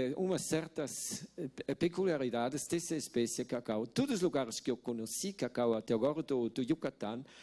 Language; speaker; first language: Portuguese; non-native, fluent; Swiss German